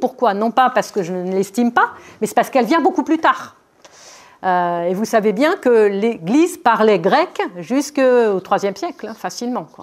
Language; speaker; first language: French; native; French